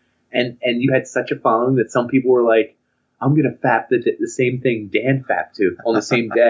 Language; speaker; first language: English; native; English